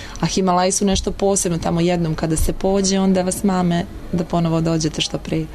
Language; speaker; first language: Serbian; native; Serbian